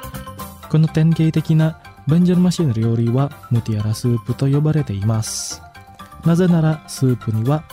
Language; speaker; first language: Japanese; non-native, fluent; Indonesian